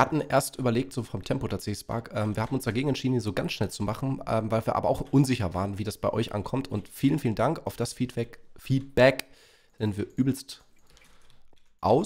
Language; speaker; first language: German; native; German